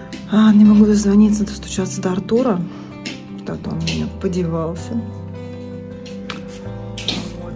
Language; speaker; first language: Russian; native; Russian